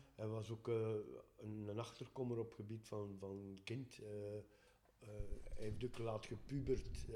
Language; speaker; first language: Dutch; native; Dutch